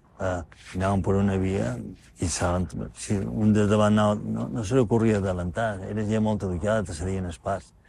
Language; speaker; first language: Catalan; native; Catalan